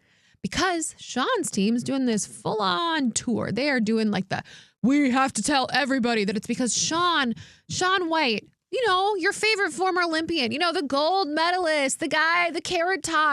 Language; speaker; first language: English; native; English